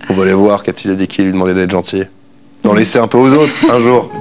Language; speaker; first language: French; native; French